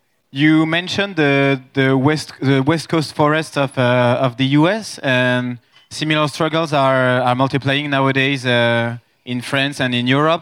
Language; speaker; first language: English; non-native, fluent; French